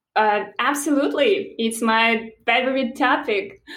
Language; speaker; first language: English; non-native, fluent; Russian